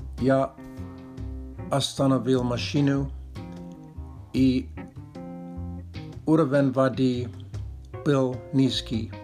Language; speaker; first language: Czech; non-native, learner; Russian